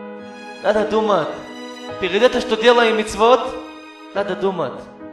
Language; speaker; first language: Russian; non-native, learner; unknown